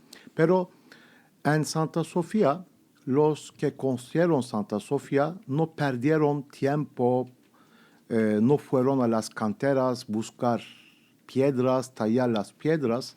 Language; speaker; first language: Spanish; non-native, fluent; Turkish